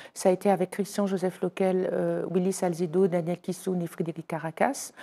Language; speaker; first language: French; native; French